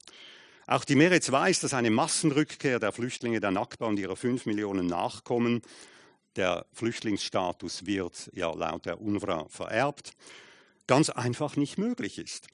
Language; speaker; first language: German; native; German